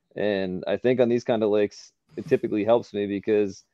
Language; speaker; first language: English; native; English